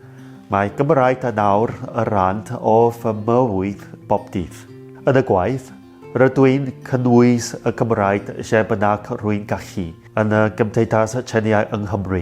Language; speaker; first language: Welsh; non-native, learner; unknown